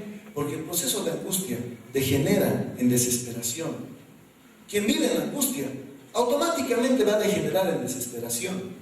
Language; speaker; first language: Spanish; native; Spanish